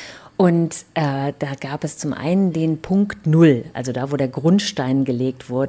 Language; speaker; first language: German; native; German